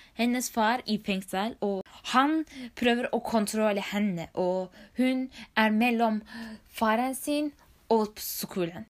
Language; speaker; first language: Norwegian; non-native, learner; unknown